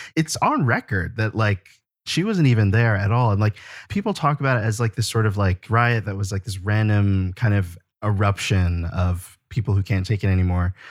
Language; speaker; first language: English; native; English